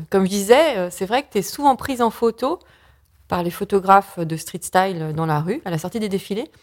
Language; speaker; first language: French; native; French